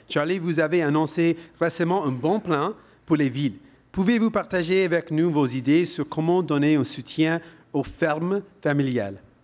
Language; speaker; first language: French; non-native, fluent; Punjabi